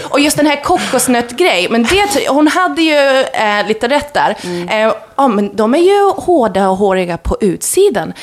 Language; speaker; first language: Swedish; non-native, fluent; English